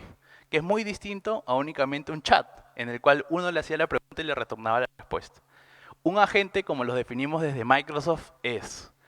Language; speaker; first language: Spanish; native; Spanish